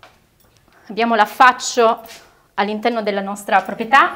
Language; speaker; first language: Italian; native; Italian